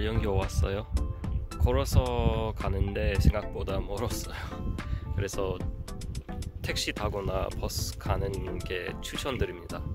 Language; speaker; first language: Korean; non-native, fluent; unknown